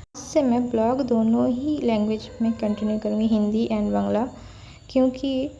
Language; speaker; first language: Hindi; non-native, local second language; Bangla